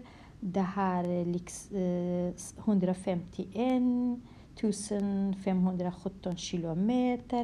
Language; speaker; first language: Swedish; non-native, fluent; Kurdish